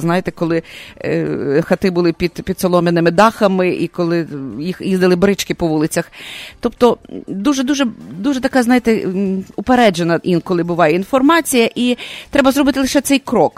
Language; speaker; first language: Ukrainian; native; Ukrainian